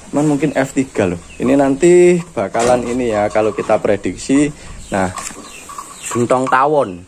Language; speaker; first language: Indonesian; native; Indonesian